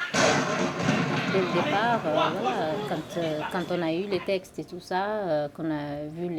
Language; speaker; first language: French; non-native, fluent; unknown